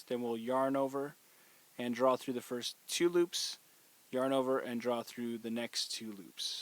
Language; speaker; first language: English; native; English